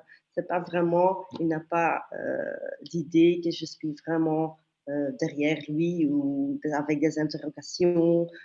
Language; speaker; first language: French; non-native, local second language; Dutch